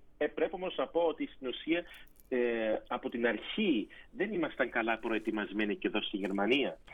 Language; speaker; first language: Greek; early bilingual, heritage; Greek